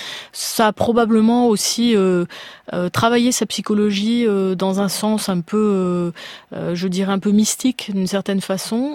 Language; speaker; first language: French; native; French